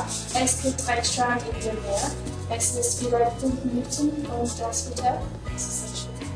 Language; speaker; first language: German; non-native, learner; English